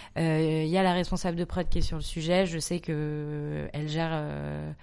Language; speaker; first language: French; native; French